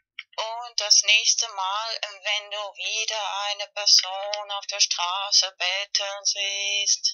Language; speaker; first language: German; non-native, fluent; Spanish